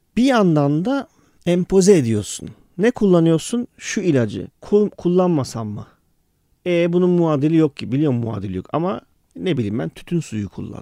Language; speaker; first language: Turkish; early bilingual, heritage; Turkish